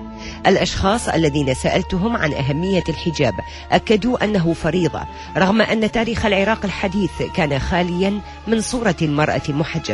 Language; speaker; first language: Arabic; native; Arabic